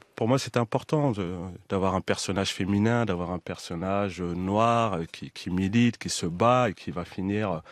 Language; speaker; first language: French; native; French